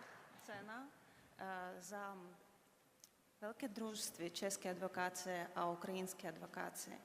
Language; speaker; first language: Czech; non-native, fluent; Ukrainian